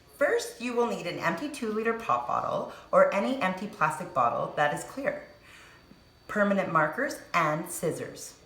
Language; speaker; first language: English; native; English